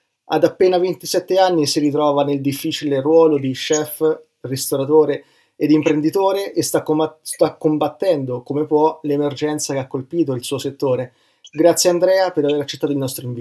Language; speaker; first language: Italian; native; Italian